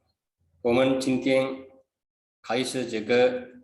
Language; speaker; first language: Chinese; non-native, fluent; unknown